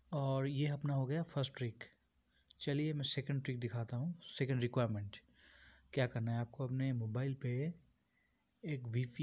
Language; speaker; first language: Hindi; non-native, local second language; Bangla